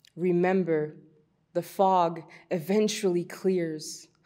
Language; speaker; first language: English; early bilingual, other home language; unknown